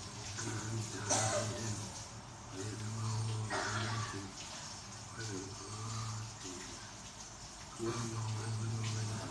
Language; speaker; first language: Arabic; non-native, fluent; Indonesian